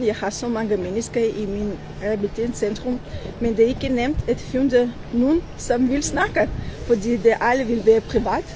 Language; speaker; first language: Danish; non-native, learner; Armenian